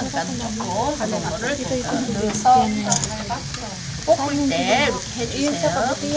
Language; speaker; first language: Korean; native; Korean